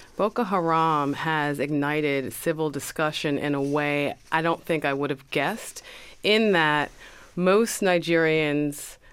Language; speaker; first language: English; early bilingual, other home language; Yoruba